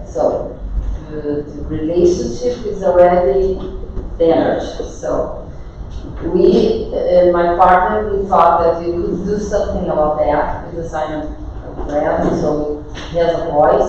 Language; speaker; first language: English; non-native, fluent; Portuguese